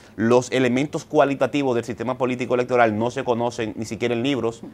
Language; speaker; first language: Spanish; native; Spanish